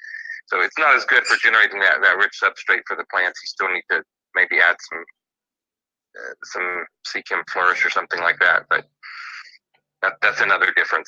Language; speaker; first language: English; native; English